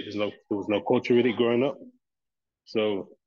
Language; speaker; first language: English; native; English